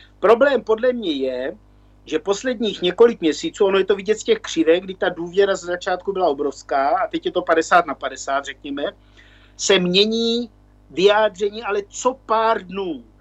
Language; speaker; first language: Czech; native; Czech